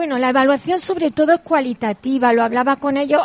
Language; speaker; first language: Spanish; native; Spanish